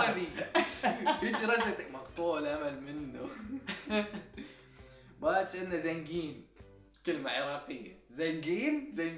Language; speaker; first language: Arabic; native; Arabic